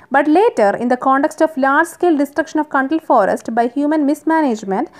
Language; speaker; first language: English; non-native, local second language; Malayalam